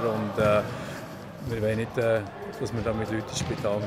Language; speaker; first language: German; native; German